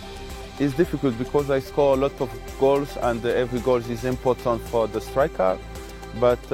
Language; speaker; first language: English; non-native, learner; French